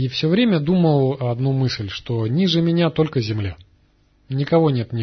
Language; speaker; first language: Russian; native; Russian